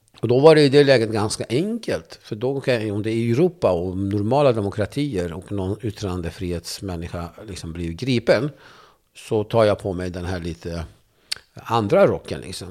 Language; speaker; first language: Swedish; non-native, fluent; Kurdish